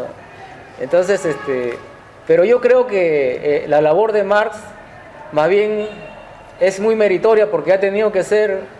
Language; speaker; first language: Spanish; native; Spanish